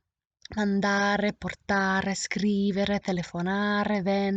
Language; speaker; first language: Italian; non-native, fluent; English